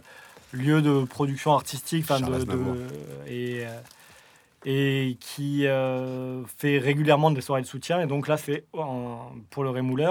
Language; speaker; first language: French; native; French